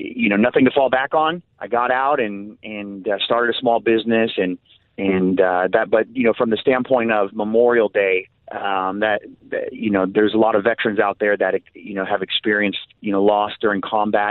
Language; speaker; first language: English; native; English